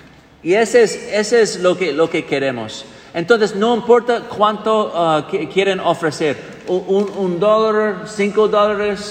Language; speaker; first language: Spanish; non-native, fluent; English